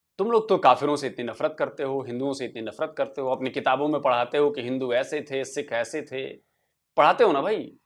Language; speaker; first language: Hindi; native; Hindi